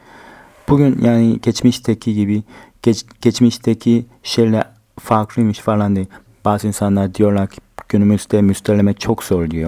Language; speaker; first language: Turkish; non-native, fluent; Korean